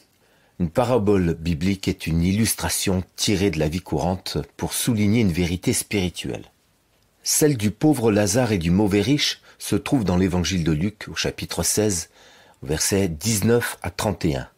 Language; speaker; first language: French; native; French